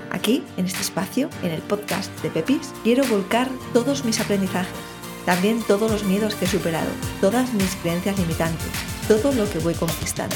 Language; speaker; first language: Spanish; native; Spanish